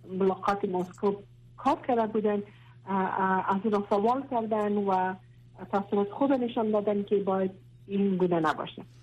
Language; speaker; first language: Persian; non-native, local second language; Pashto